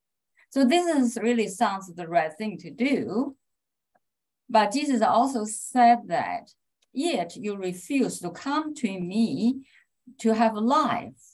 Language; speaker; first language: English; non-native, fluent; Chinese